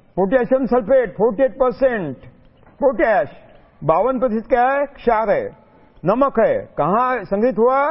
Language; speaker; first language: Hindi; non-native, local second language; Marathi